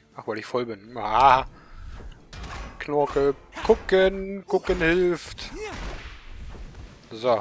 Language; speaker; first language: German; native; German